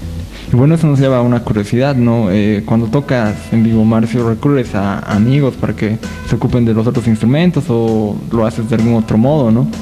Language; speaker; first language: Spanish; native; Spanish